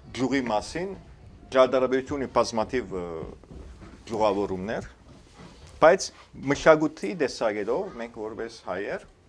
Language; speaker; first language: Armenian; early bilingual, heritage; Armenian